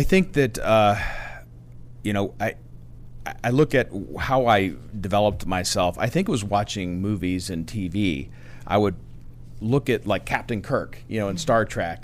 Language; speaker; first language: English; native; English